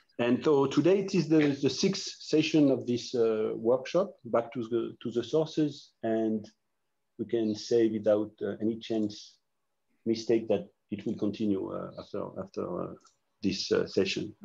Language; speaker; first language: English; non-native, fluent; French